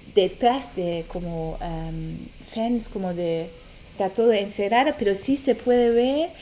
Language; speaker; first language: Spanish; non-native, fluent; German